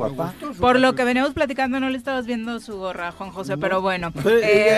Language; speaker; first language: Spanish; native; Spanish